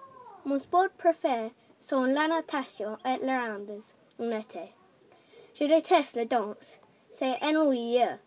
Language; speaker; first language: French; non-native, learner; English